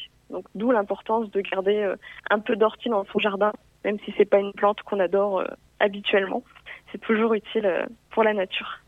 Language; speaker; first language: French; native; French